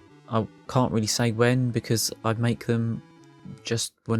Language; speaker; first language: English; native; English